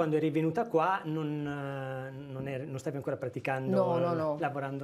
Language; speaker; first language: Italian; native; Italian